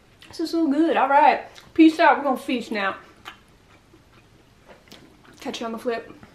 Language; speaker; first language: English; native; English